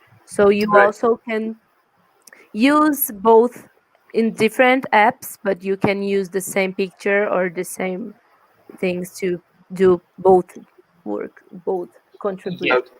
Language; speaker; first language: English; non-native, learner; Portuguese